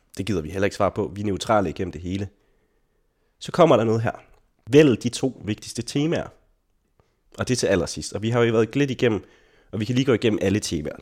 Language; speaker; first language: Danish; native; Danish